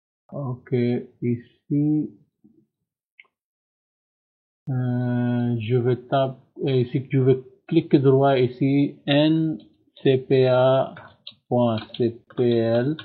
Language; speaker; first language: French; non-native, learner; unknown